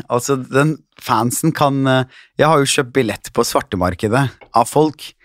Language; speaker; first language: Norwegian; early bilingual, other home language; Turkish